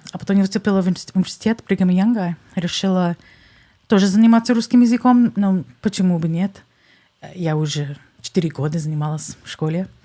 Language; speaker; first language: Russian; non-native, fluent; English